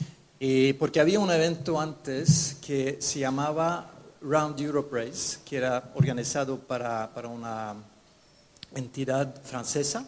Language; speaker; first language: Spanish; non-native, fluent; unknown